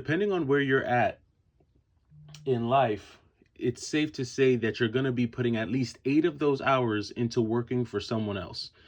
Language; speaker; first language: English; native; English